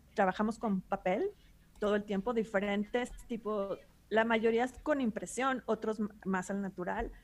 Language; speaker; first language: Spanish; native; Spanish